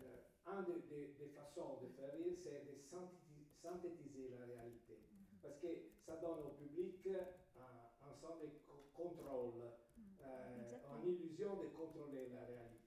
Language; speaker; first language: French; non-native, fluent; Italian